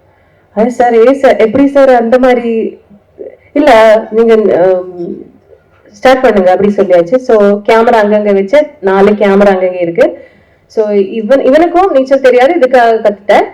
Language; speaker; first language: Tamil; non-native, learner; Malayalam